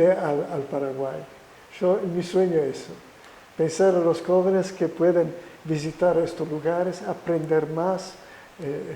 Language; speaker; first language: Spanish; non-native, fluent; Italian